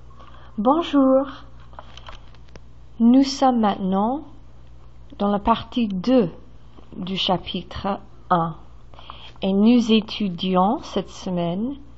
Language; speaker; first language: French; non-native, fluent; English